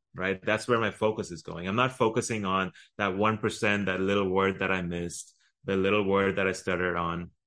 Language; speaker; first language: English; early bilingual, other home language; Arabic